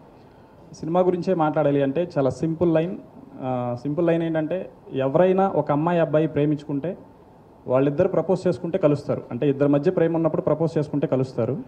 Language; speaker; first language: Telugu; native; Telugu